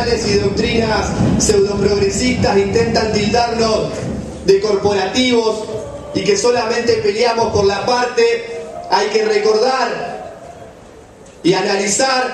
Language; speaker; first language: Spanish; native; Spanish